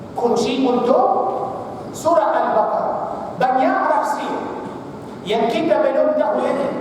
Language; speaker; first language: Malay; non-native, fluent; Arabic